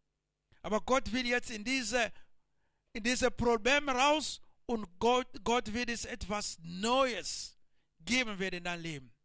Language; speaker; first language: German; non-native, learner; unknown